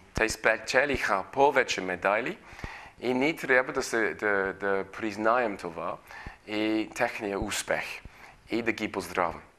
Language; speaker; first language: Bulgarian; non-native, fluent; English